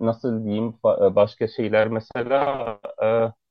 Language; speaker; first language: Turkish; non-native, fluent; Arabic